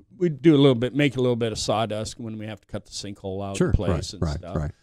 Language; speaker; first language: English; native; English